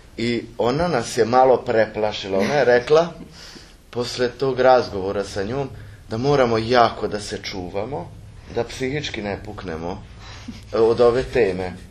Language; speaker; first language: Serbian; non-native, local second language; Hungarian